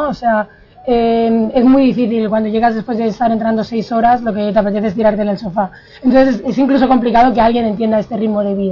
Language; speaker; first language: Spanish; native; Spanish